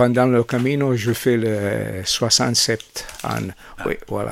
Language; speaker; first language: French; non-native, fluent; Italian